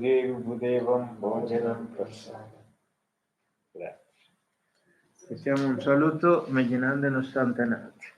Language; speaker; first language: Italian; non-native, learner; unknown